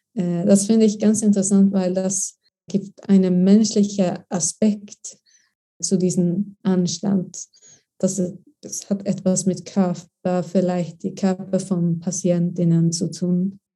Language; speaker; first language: German; non-native, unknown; Swedish